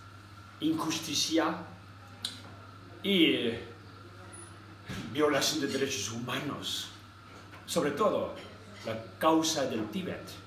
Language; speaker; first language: Spanish; non-native, learner; Tibetan